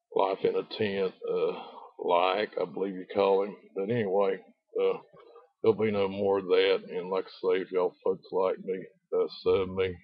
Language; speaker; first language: English; native; English